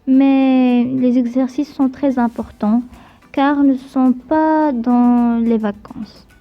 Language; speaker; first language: French; non-native, local second language; Arabic